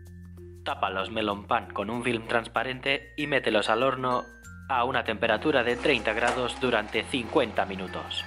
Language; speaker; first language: Spanish; native; Spanish